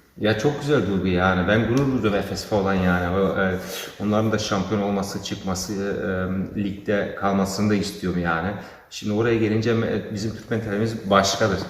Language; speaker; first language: Turkish; early bilingual, heritage; Turkish